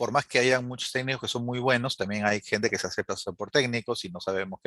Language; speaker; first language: Spanish; native; Spanish